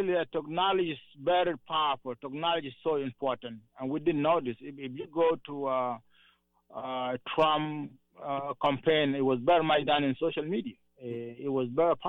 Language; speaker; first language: English; non-native, fluent; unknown